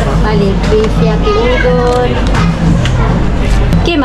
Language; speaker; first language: Spanish; non-native, learner; Filipino